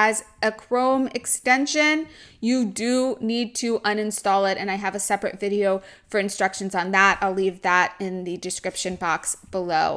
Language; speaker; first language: English; native; English